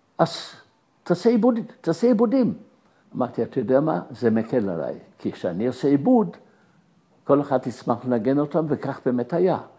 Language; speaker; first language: Hebrew; early bilingual, other home language; German